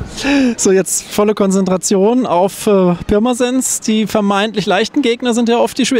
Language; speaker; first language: German; native; German